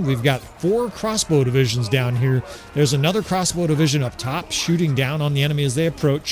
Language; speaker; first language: English; native; English